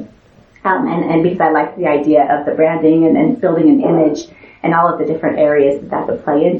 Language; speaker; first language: English; native; English